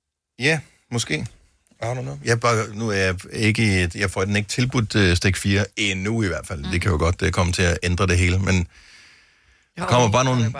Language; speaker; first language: Danish; native; Danish